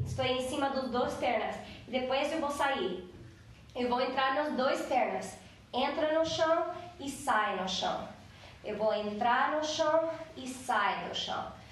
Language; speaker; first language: Portuguese; non-native, fluent; English